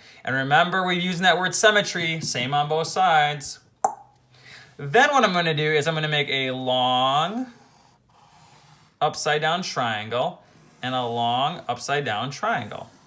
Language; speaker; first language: English; native; English